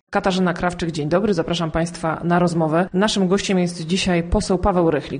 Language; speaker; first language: Polish; native; Polish